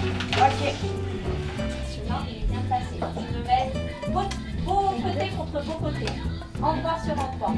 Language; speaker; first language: French; native; French